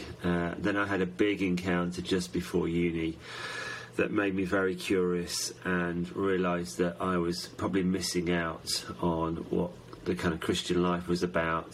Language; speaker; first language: English; native; English